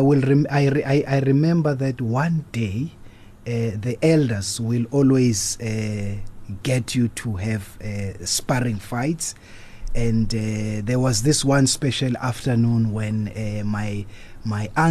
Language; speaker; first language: English; non-native, local second language; Zulu